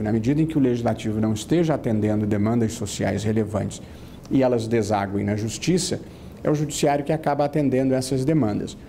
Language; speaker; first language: Portuguese; native; Portuguese